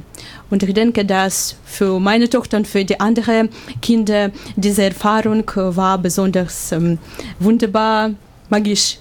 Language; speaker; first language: German; non-native, learner; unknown